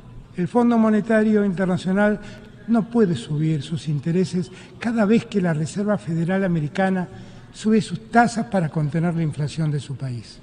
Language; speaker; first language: Spanish; native; Spanish